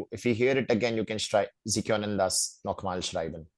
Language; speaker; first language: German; non-native, fluent; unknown